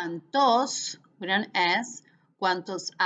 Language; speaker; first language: Spanish; non-native, fluent; English